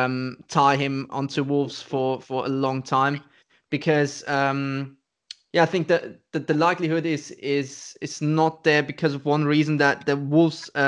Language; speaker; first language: English; non-native, fluent; German